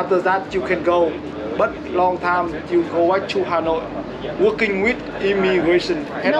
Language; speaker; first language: English; non-native, learner; Vietnamese